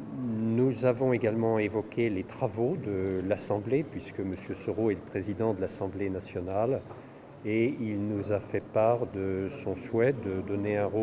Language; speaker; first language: French; native; French